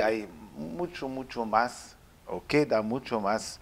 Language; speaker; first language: Spanish; non-native, learner; French